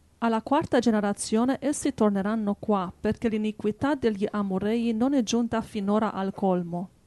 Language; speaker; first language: Italian; native; Italian